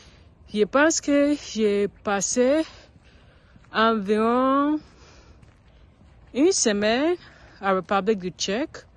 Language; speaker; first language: French; non-native, learner; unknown